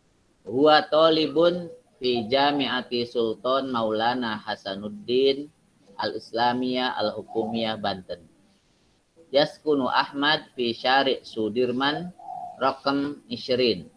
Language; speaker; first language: Arabic; non-native, fluent; Indonesian